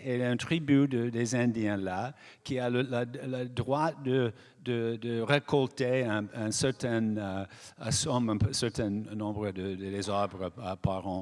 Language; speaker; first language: French; non-native, fluent; English